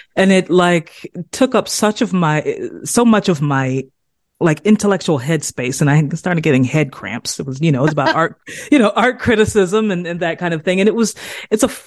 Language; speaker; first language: English; native; English